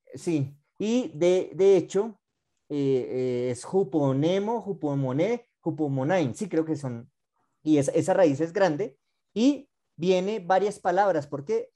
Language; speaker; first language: Spanish; native; Spanish